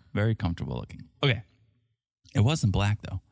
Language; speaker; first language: English; early bilingual, other home language; Russian